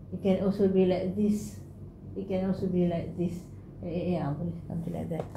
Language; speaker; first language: English; non-native, local second language; Malay